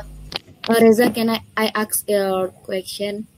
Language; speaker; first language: English; non-native, learner; Indonesian